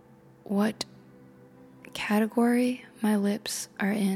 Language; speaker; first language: English; native; English